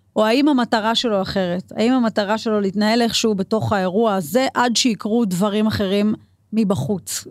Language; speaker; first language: Hebrew; native; Hebrew